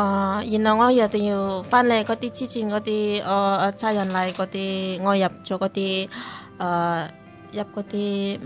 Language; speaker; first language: Chinese; non-native, learner; Indonesian